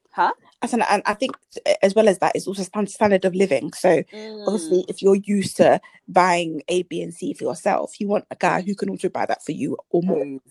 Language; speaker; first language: English; early bilingual, other home language; Yoruba